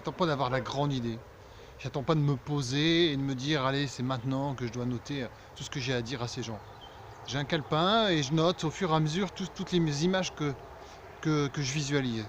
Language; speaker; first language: French; native; French